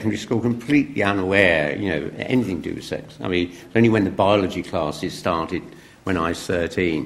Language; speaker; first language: English; native; English